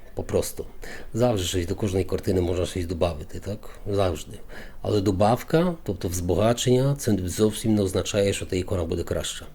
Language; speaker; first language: Ukrainian; native; Ukrainian